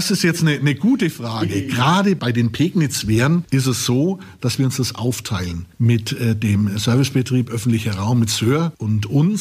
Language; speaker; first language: German; native; German